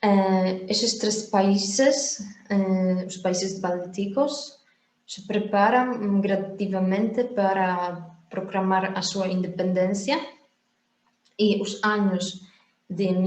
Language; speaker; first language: Portuguese; non-native, fluent; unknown